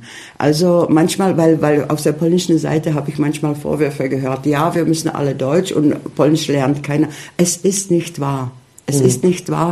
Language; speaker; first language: German; non-native, fluent; Czech